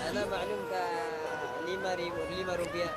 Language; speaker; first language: Arabic; native; Arabic